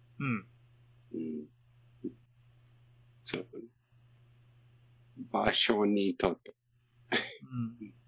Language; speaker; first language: Japanese; non-native, learner; English